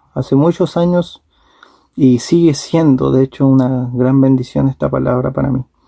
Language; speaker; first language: Spanish; native; Spanish